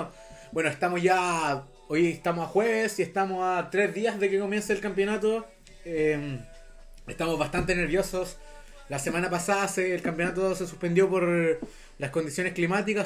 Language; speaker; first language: Spanish; native; Spanish